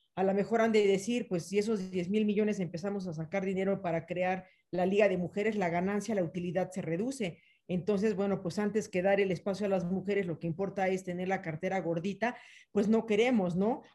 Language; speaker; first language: Spanish; native; Spanish